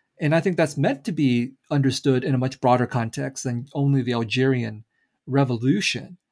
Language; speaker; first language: English; early bilingual, other home language; Vietnamese